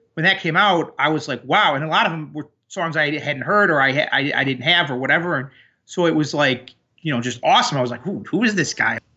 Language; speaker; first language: English; early bilingual, other home language; Armenian